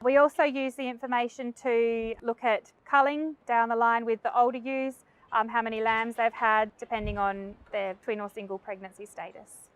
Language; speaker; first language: English; native; English